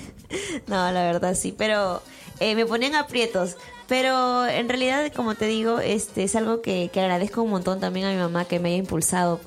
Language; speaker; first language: Spanish; native; Spanish